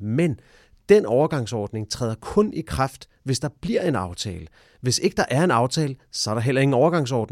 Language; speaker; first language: Danish; native; Danish